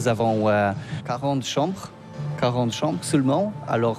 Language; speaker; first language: French; non-native, learner; Polish